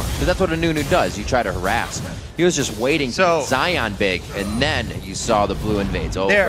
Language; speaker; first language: English; native; English